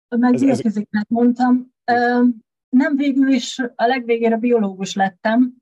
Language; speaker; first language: Hungarian; native; Hungarian